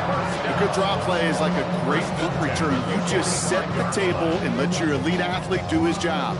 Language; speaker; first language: English; native; English